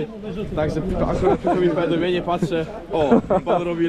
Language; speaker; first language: Polish; native; Polish